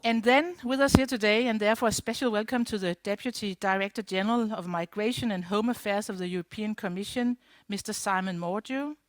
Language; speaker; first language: English; non-native, fluent; Danish